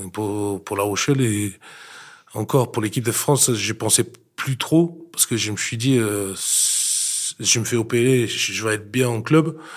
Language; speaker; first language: French; non-native, fluent; English